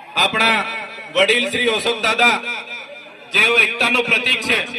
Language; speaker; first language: Gujarati; non-native, local second language; Vasavi